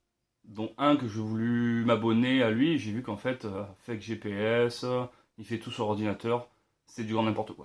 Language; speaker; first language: French; native; French